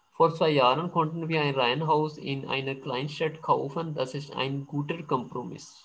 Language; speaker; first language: German; non-native, fluent; Urdu